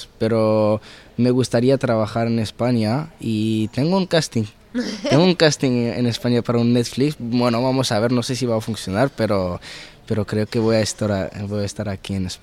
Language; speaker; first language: Spanish; early bilingual, heritage; Arabic